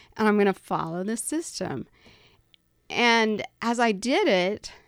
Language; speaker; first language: English; native; English